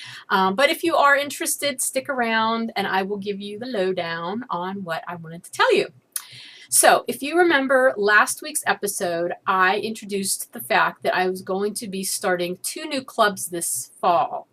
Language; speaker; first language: English; native; English